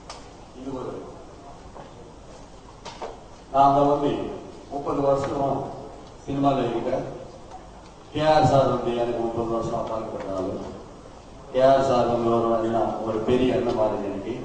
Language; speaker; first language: Tamil; non-native, local second language; Telugu